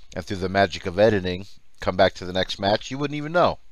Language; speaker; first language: English; early bilingual, other home language; Finnish